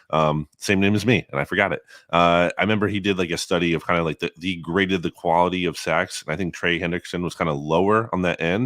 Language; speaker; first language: English; native; English